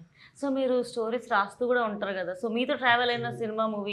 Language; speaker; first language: Telugu; native; Telugu